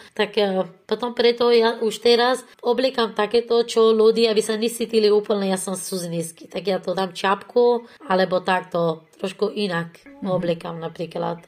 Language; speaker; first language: Slovak; non-native, learner; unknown